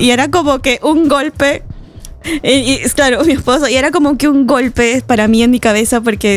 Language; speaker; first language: Spanish; native; Spanish